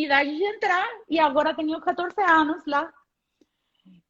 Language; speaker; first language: Portuguese; non-native, fluent; Spanish